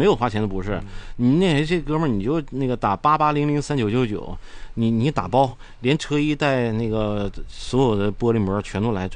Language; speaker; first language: Chinese; native; Chinese